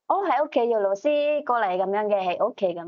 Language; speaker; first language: Cantonese; native; Cantonese